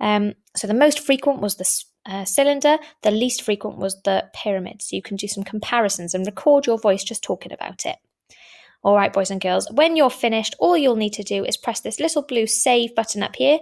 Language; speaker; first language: English; native; English